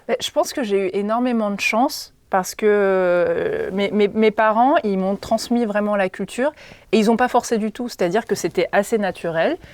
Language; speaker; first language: French; native; French